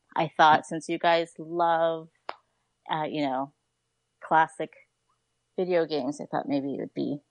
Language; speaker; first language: English; native; English